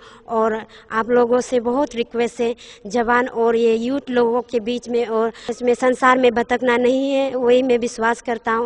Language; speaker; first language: Hindi; non-native, local second language; Nyishi